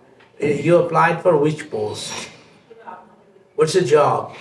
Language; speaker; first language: English; non-native, fluent; Bangla